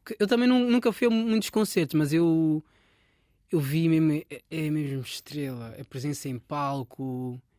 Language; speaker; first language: Portuguese; native; Portuguese